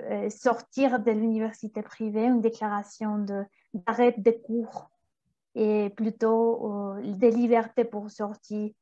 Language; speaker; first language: French; non-native, fluent; Spanish